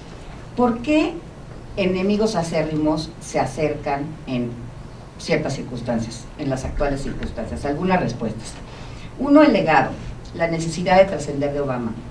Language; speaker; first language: Spanish; native; Spanish